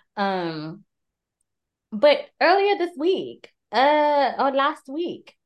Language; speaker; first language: English; native; English